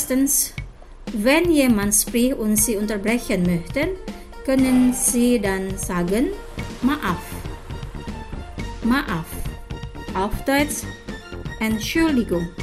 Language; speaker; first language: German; non-native, fluent; Indonesian